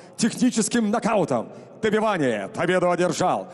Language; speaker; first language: Russian; native; Russian